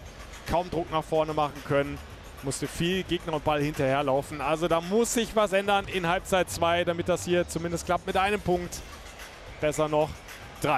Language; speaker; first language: German; native; German